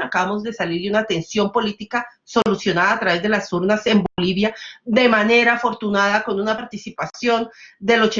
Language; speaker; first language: Spanish; native; Spanish